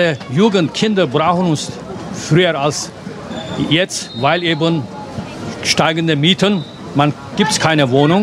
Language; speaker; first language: German; non-native, fluent; Turkish